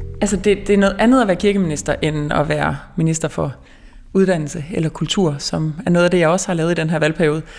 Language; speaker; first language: Danish; native; Danish